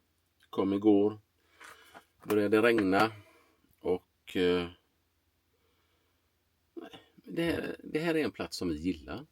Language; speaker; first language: Swedish; native; Swedish